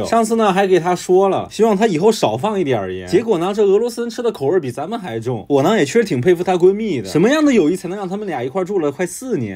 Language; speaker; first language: Chinese; native; Chinese